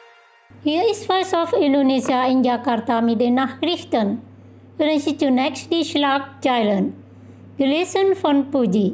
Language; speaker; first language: German; non-native, fluent; Indonesian